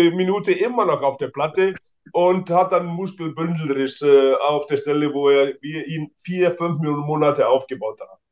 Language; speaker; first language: German; non-native, fluent; Icelandic